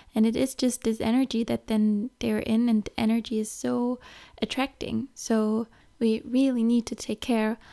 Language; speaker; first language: English; non-native, fluent; German